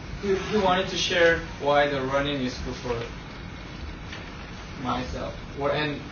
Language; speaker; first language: English; non-native, learner; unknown